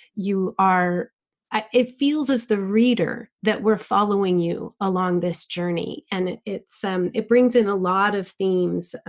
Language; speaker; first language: English; native; English